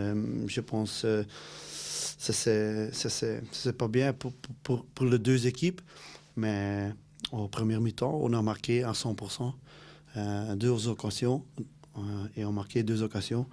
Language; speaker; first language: French; non-native, local second language; Dutch